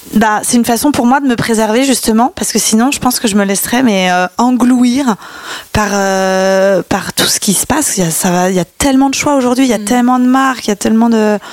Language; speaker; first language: French; native; French